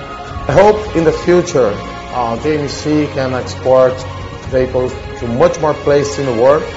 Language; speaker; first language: English; non-native, fluent; Portuguese